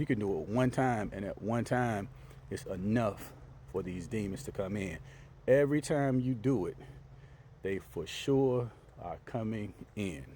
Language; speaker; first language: English; native; English